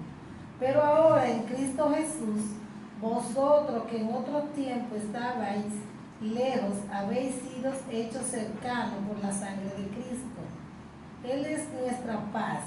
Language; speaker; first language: Spanish; native; Spanish